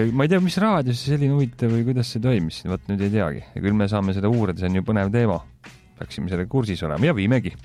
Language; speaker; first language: Estonian; native; Estonian